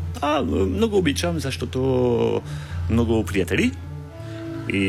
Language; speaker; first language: Bulgarian; non-native, learner; French